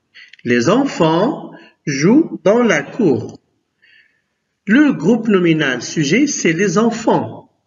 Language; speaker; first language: French; non-native, local second language; Arabic